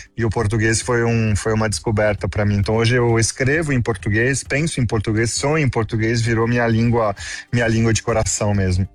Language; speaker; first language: Portuguese; non-native, fluent; French